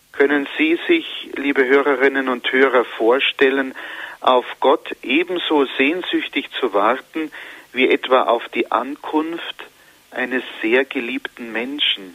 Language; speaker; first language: German; native; German